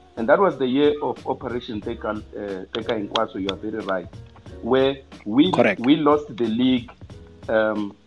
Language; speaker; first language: English; non-native, local second language; Venda